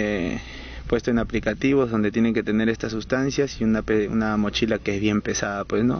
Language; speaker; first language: Spanish; native; Spanish